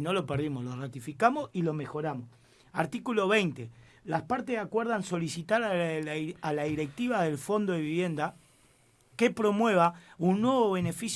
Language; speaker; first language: Spanish; native; Spanish